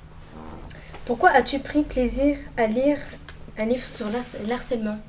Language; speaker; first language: French; native; French